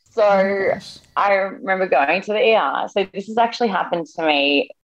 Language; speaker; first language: English; native; English